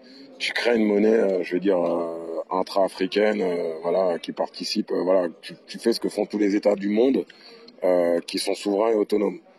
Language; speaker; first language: French; native; French